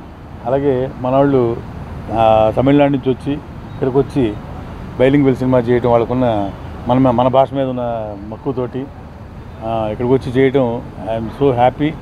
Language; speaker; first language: Telugu; native; Telugu